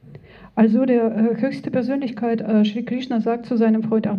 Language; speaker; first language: German; non-native, fluent; Russian